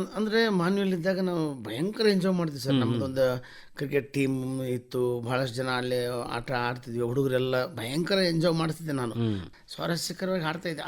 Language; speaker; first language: Kannada; native; Kannada